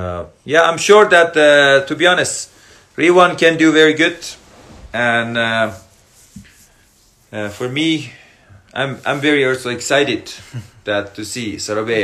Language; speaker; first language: English; non-native, learner; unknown